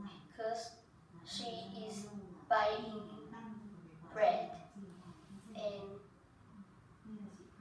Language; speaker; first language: English; non-native, learner; Vietnamese